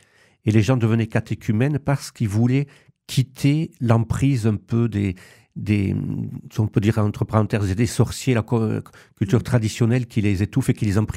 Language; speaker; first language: French; native; French